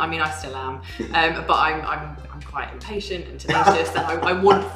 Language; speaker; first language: English; native; English